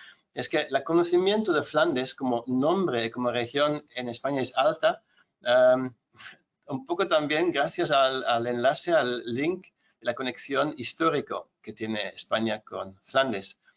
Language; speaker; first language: Spanish; non-native, fluent; Dutch